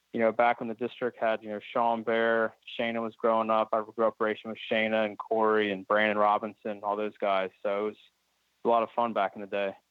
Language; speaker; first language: English; native; English